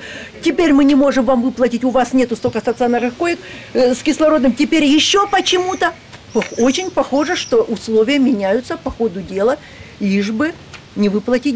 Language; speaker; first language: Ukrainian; non-native, local second language; Russian